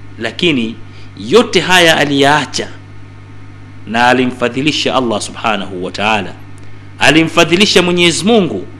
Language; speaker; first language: Swahili; native; Swahili